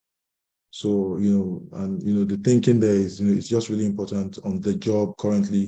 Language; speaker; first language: English; non-native, local second language; Yoruba